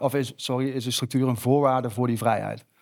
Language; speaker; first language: Dutch; native; Dutch